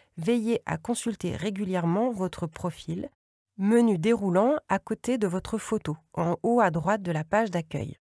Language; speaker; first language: French; native; French